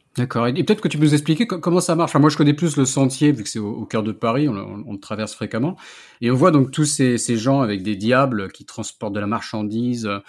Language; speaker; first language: French; native; French